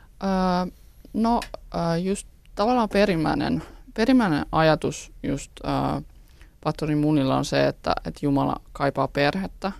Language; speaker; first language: Finnish; native; Finnish